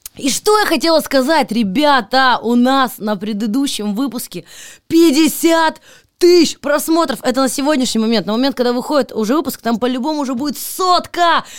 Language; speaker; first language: Russian; native; Russian